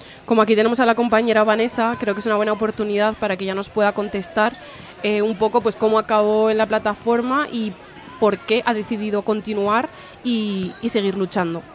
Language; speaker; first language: Spanish; native; Spanish